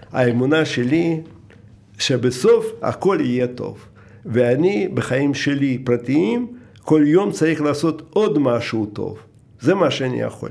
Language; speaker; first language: Hebrew; non-native, fluent; Russian